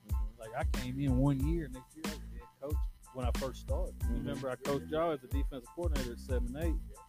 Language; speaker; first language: English; native; English